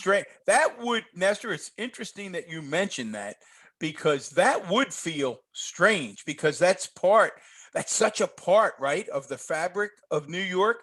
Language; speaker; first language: English; native; English